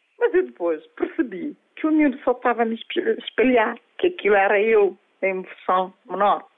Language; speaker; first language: Portuguese; non-native, local second language; Kabuverdianu